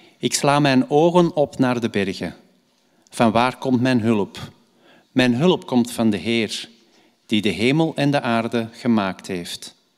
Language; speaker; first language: Dutch; native; Dutch